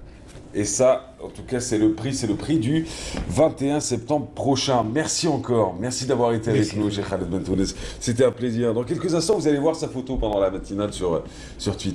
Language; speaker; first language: French; non-native, local second language; Arabic